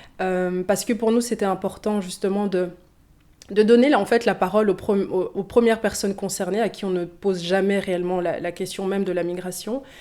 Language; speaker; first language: French; early bilingual, other home language; Swahili